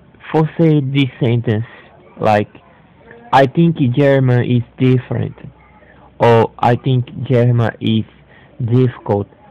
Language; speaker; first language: English; non-native, learner; Portuguese